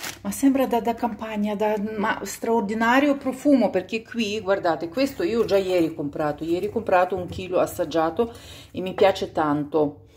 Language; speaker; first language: Italian; non-native, local second language; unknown